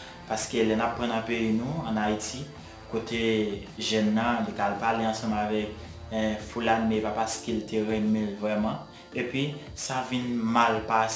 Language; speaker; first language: French; non-native, learner; Haitian Creole